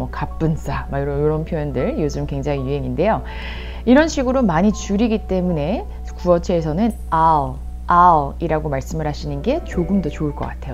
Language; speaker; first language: Korean; early bilingual, heritage; Korean